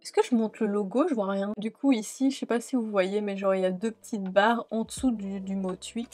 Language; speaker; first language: French; native; French